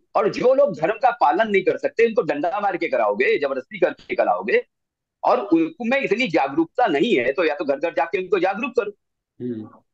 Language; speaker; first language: Hindi; native; Hindi